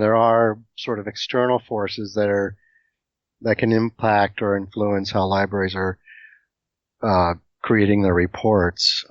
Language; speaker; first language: English; native; English